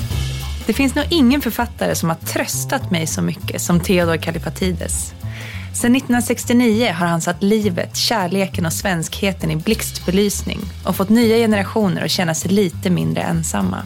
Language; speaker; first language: Swedish; native; Swedish